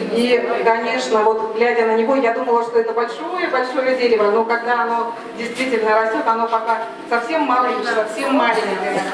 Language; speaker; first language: Russian; native; Russian